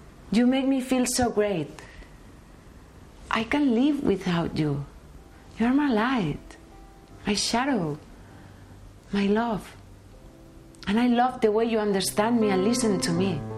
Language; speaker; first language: English; non-native, fluent; Spanish